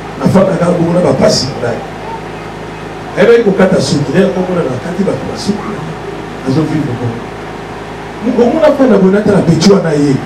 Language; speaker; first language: Lingala; native; Lingala